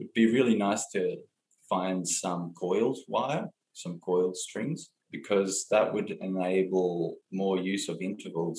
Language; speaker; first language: English; native; English